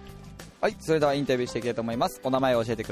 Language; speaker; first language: Japanese; native; Japanese